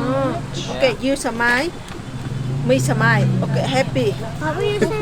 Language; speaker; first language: English; non-native, learner; Vietnamese